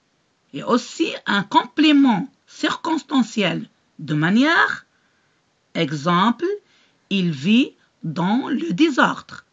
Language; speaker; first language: French; non-native, local second language; Arabic